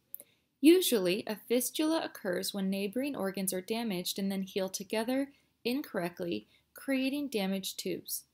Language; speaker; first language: English; native; English